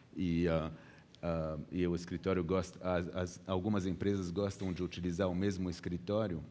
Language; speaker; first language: Portuguese; early bilingual, heritage; Portuguese